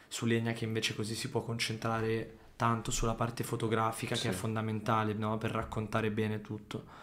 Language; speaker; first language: Italian; native; Italian